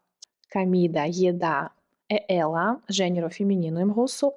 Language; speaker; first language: Portuguese; non-native, fluent; Russian